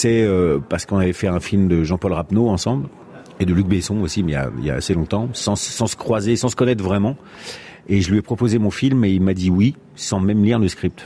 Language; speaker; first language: French; native; French